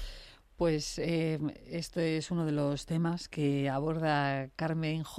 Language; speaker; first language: Spanish; native; Spanish